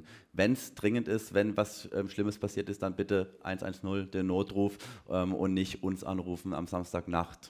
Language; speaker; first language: German; native; German